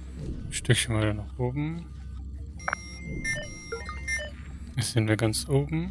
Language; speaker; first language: German; native; German